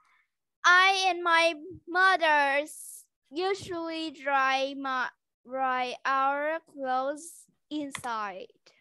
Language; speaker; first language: English; non-native, learner; Vietnamese